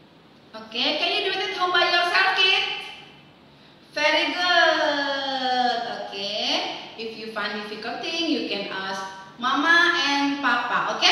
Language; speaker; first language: English; non-native, learner; Indonesian